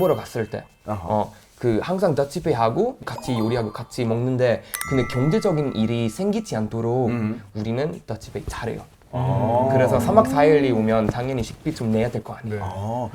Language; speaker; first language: Korean; non-native, fluent; Swedish